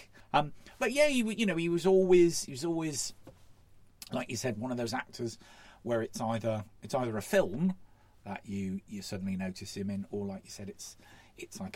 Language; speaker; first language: English; native; English